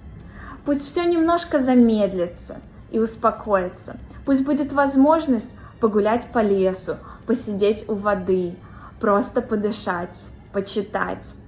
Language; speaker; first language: Russian; native; Russian